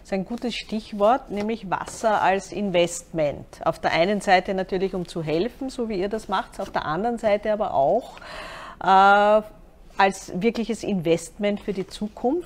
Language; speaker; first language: German; native; German